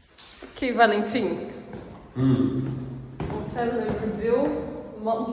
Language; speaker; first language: French; non-native, learner; Portuguese